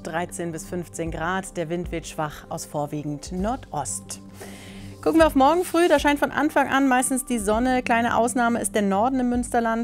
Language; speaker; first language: German; native; German